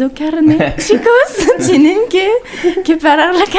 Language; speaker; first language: Spanish; non-native, learner; French